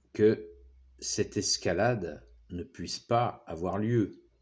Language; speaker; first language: French; native; French